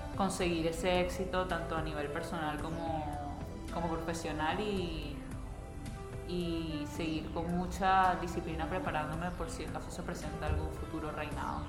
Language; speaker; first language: Spanish; native; Spanish